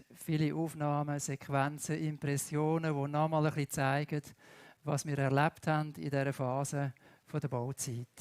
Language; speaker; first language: German; native; German